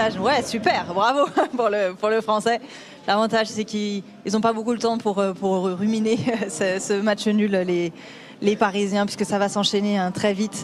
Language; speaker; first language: French; native; French